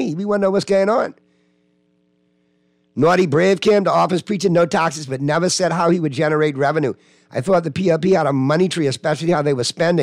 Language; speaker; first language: English; native; English